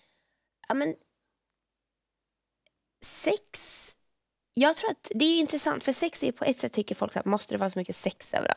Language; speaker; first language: Swedish; native; Swedish